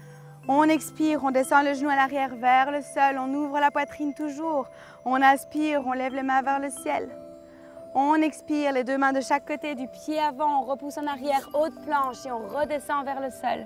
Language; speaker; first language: French; native; French